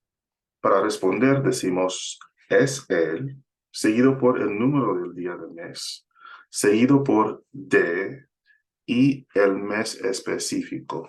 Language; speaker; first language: Spanish; non-native, fluent; English